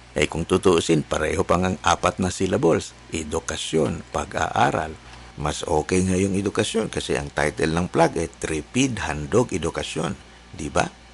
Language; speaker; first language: Filipino; native; Filipino